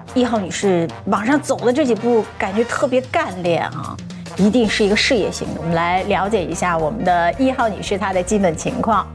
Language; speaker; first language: Chinese; native; Chinese